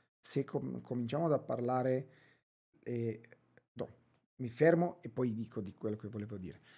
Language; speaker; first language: Italian; non-native, fluent; Romanian